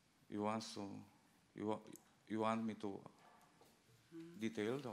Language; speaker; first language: English; non-native, learner; Romanian